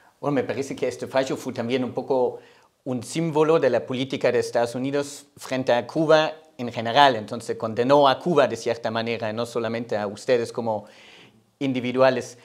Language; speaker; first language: Spanish; non-native, fluent; German